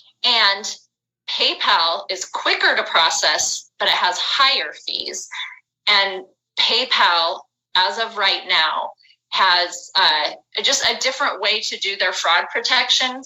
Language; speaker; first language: English; native; English